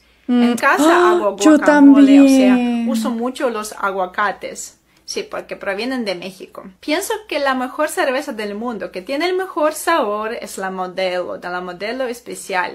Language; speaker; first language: Spanish; non-native, fluent; Ukrainian